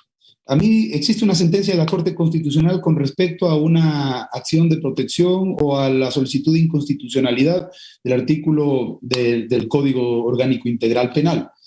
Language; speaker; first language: Spanish; native; Spanish